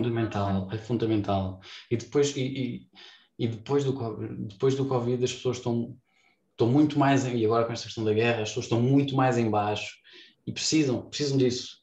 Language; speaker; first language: Portuguese; native; Portuguese